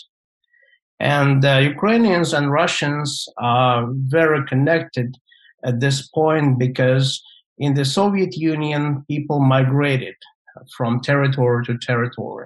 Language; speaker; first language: English; non-native, fluent; Russian